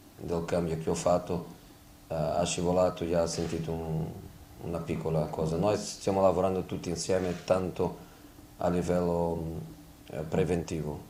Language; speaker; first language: Italian; non-native, fluent; Portuguese